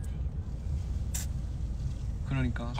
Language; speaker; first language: Korean; non-native, fluent; Chinese